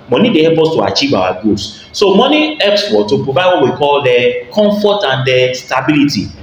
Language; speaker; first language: Nigerian Pidgin; non-native, local second language; Yoruba